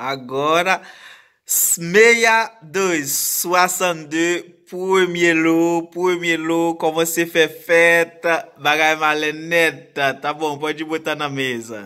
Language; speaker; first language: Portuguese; non-native, learner; Haitian Creole